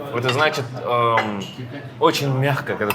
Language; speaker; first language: Russian; non-native, local second language; Kazakh